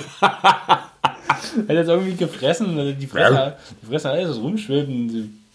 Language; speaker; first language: German; native; German